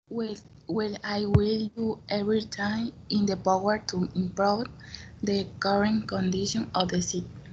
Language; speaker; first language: English; non-native, learner; Spanish